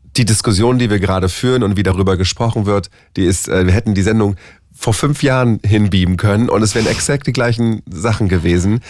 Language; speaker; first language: German; native; German